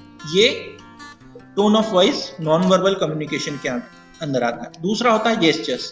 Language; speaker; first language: Hindi; native; Hindi